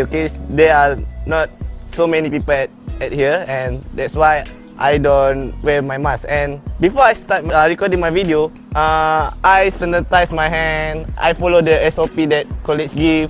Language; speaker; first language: English; non-native, learner; Indonesian